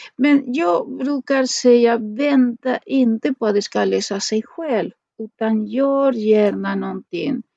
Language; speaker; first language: Swedish; non-native, fluent; Spanish